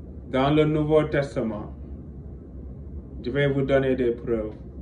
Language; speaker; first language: French; non-native, local second language; Wolof